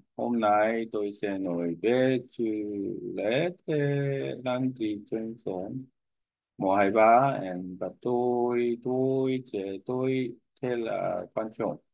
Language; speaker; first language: Vietnamese; non-native, learner; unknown